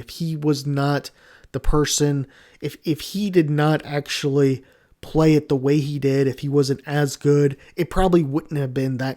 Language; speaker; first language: English; native; English